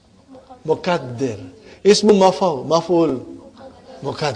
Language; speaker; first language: Arabic; non-native, fluent; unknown